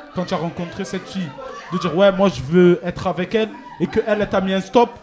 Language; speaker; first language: French; native; French